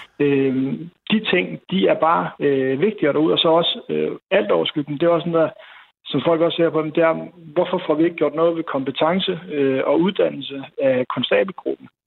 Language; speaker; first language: Danish; native; Danish